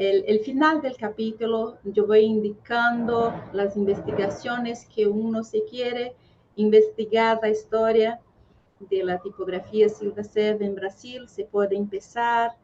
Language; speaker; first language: Spanish; non-native, fluent; Portuguese